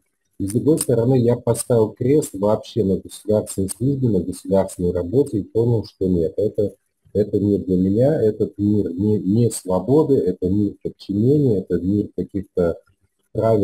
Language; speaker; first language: Russian; native; Russian